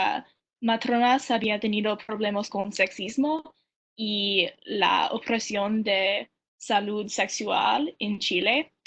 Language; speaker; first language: Spanish; non-native, learner; English